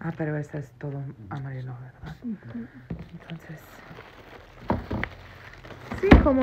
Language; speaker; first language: Spanish; non-native, learner; English